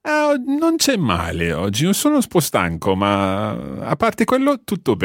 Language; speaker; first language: Italian; non-native, fluent; English